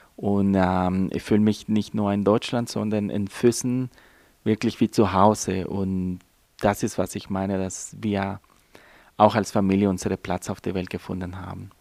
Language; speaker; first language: German; non-native, fluent; Spanish